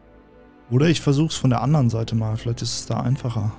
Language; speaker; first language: German; native; German